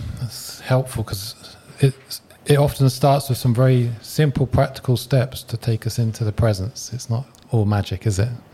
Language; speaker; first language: English; native; English